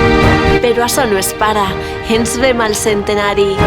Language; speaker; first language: Catalan; native; Catalan